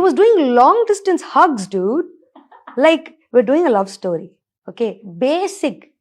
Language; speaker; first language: English; non-native, local second language; Tamil